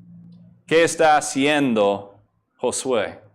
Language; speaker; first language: Spanish; non-native, fluent; English